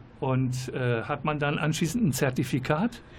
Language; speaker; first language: German; native; German